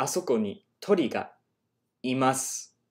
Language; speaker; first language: Japanese; non-native, learner; English